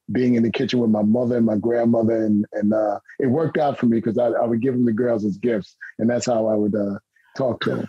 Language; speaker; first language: English; native; English